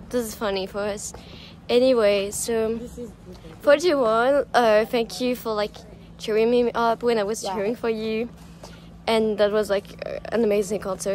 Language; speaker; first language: English; non-native, fluent; French